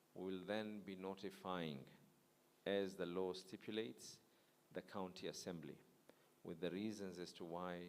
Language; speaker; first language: English; non-native, local second language; Swahili